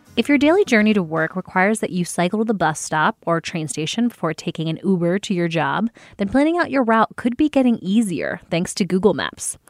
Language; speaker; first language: English; native; English